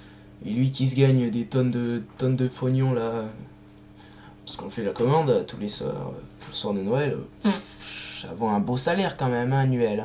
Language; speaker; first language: French; native; French